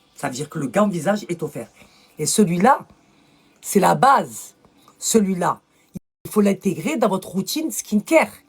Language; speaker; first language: French; early bilingual, other home language; Arabic